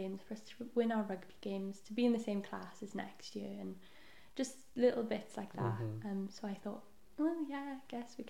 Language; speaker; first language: English; non-native, local second language; Welsh